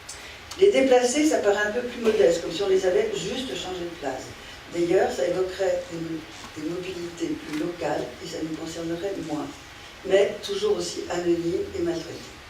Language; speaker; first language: French; native; French